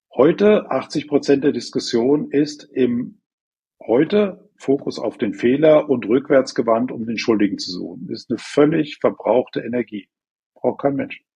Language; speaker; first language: German; native; German